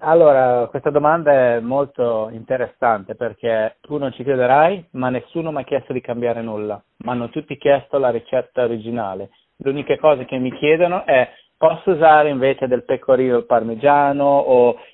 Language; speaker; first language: Italian; native; Italian